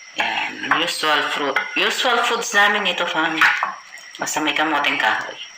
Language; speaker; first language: Filipino; non-native, local second language; Iloko